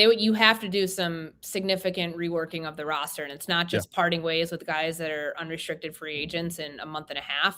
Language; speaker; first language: English; native; English